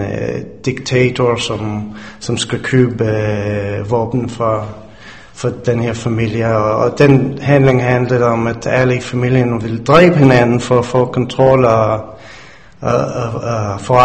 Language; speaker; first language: Danish; non-native, fluent; English